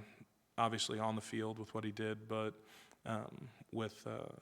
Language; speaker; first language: English; native; English